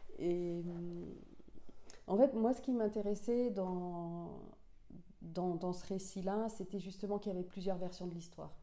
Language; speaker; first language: French; non-native, local second language; Finnish